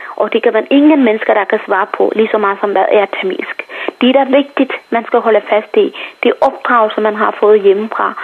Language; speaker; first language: Danish; non-native, fluent; Tamil